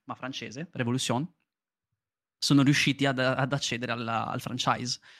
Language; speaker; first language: Italian; native; Italian